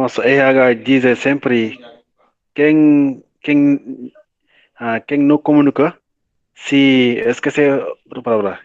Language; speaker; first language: Portuguese; non-native, learner; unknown